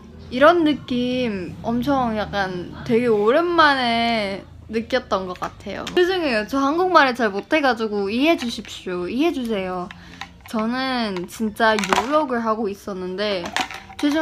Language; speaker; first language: Korean; non-native, learner; Filipino